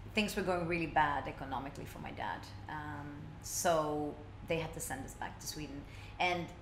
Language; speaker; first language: English; early bilingual, other home language; Swedish